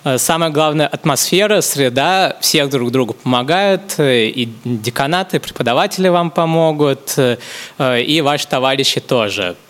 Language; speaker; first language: Russian; non-native, fluent; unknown